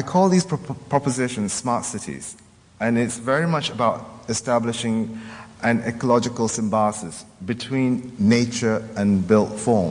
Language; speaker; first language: English; non-native, local second language; Min Nan Chinese